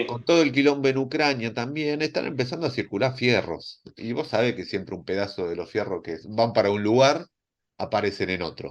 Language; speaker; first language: Spanish; native; Spanish